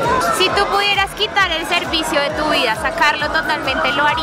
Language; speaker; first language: Spanish; native; Spanish